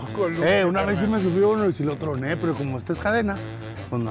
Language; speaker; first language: Spanish; native; Spanish